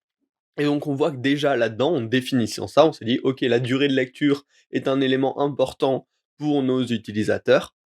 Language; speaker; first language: French; native; French